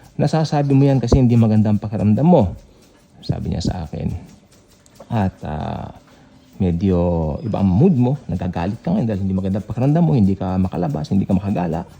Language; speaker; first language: Filipino; native; Filipino